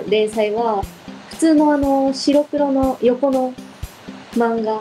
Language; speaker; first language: Japanese; native; Japanese